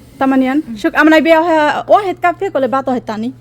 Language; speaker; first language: Arabic; non-native, learner; Bangla